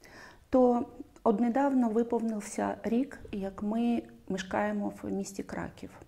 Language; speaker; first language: Ukrainian; non-native, local second language; Russian